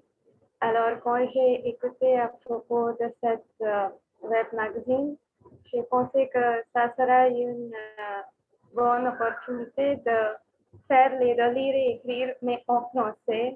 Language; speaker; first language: French; non-native, learner; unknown